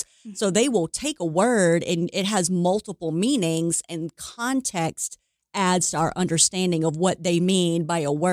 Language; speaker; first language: English; native; English